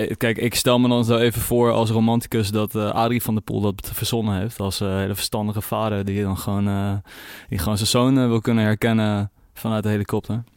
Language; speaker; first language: Dutch; native; Dutch